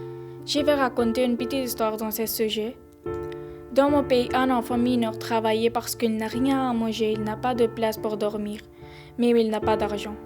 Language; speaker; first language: French; non-native, learner; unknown